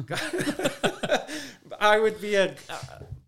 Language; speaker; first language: English; non-native, fluent; Afrikaans